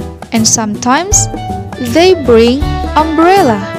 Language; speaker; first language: English; non-native, fluent; Indonesian